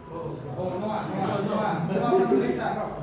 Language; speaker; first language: English; non-native, learner; Indonesian